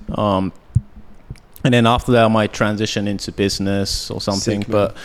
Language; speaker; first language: English; early bilingual, heritage; Japanese